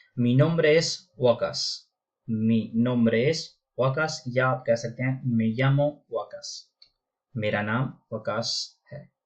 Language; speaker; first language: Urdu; non-native, local second language; Punjabi